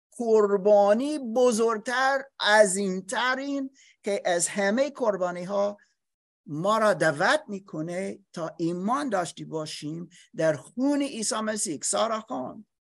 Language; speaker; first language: Persian; non-native, learner; English